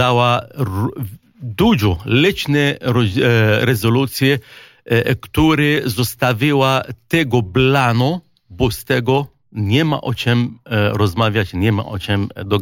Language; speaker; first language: Polish; non-native, fluent; Arabic